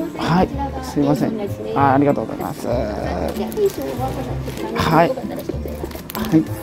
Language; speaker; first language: Japanese; native; Japanese